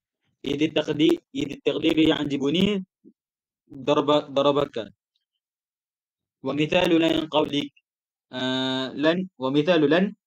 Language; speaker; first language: Arabic; non-native, learner; Malay